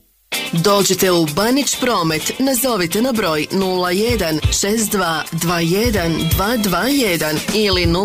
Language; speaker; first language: Serbian; native; Serbian